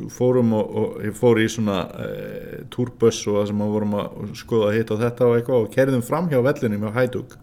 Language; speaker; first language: Icelandic; native; Icelandic